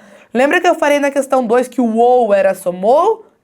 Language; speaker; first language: Portuguese; native; Portuguese